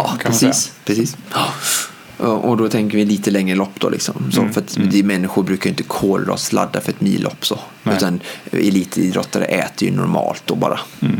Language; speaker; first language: Swedish; native; Swedish